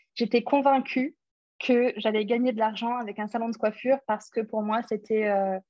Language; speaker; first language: French; early bilingual, other home language; English